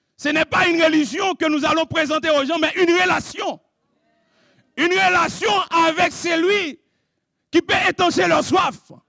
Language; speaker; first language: French; non-native, local second language; Haitian Creole